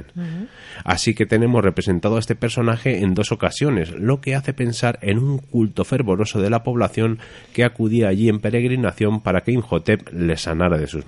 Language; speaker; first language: Spanish; native; Spanish